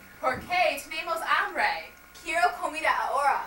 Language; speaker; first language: Spanish; non-native, learner; English